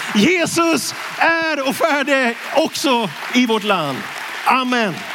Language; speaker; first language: Swedish; native; Swedish